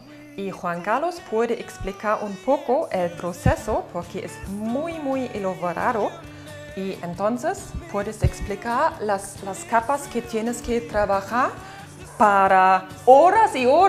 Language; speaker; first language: Spanish; non-native, fluent; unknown